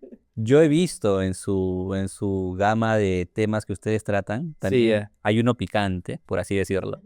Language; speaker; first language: Spanish; native; Spanish